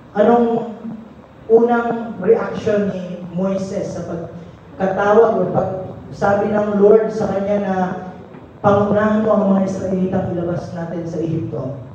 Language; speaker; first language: Filipino; non-native, local second language; Cebuano